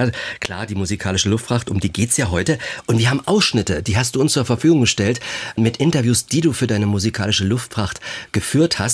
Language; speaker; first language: German; native; German